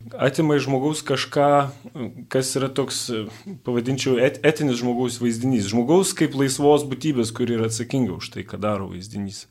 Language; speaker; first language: Lithuanian; native; Lithuanian